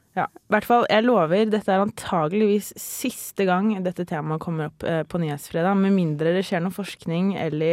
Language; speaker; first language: Norwegian; native; Norwegian